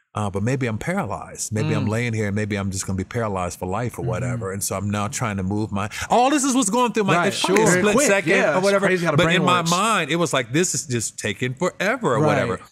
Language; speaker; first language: English; native; English